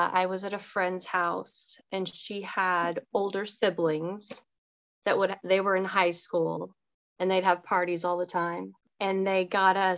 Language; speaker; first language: English; native; English